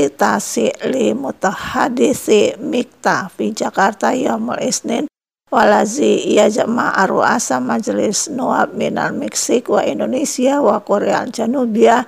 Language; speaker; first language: Arabic; non-native, learner; Indonesian